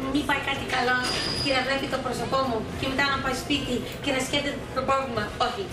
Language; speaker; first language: Greek; early bilingual, heritage; Greek